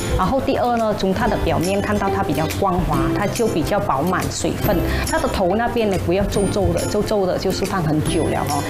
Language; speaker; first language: Chinese; non-native, fluent; Vietnamese